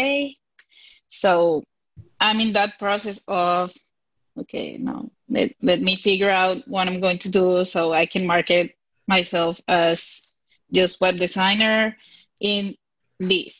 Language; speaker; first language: English; non-native, fluent; Spanish